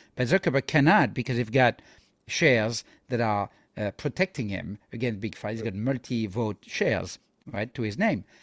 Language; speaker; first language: English; non-native, fluent; French